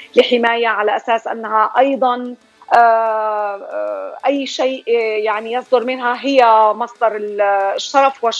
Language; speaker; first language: Arabic; native; Arabic